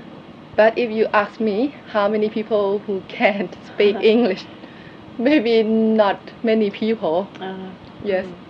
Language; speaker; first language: English; non-native, learner; Thai